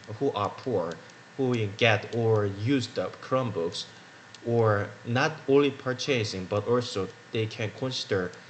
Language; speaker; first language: English; non-native, learner; Korean